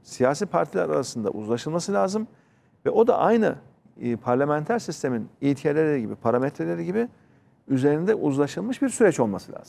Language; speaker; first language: Turkish; native; Turkish